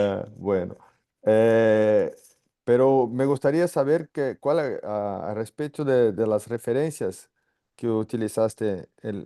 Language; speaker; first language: Spanish; non-native, fluent; Portuguese